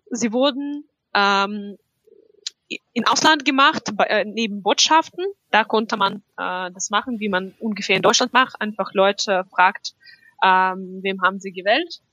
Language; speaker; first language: German; non-native, fluent; Russian